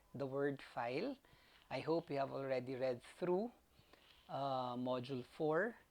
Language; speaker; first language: English; non-native, local second language; Filipino